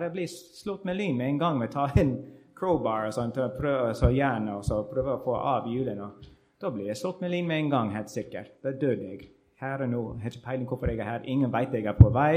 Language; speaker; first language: Norwegian; non-native, learner; English